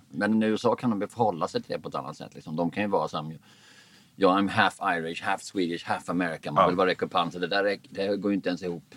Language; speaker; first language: Swedish; native; Swedish